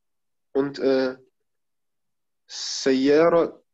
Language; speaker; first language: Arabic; non-native, learner; German